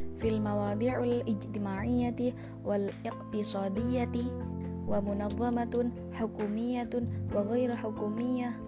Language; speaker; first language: Arabic; non-native, learner; Indonesian